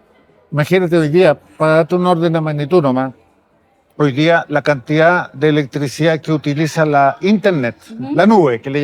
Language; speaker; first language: Spanish; native; Spanish